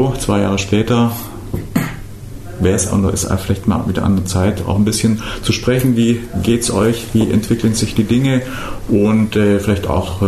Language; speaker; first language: German; native; German